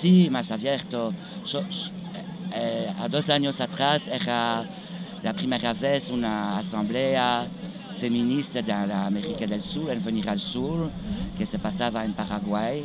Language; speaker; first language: Spanish; non-native, learner; French